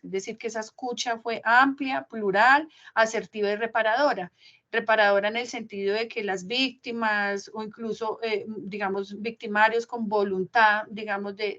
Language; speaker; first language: Spanish; native; Spanish